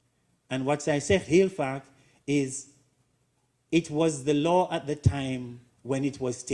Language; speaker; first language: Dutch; non-native, learner; English